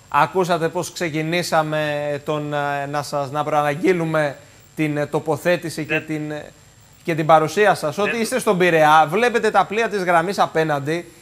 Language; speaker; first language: Greek; native; Greek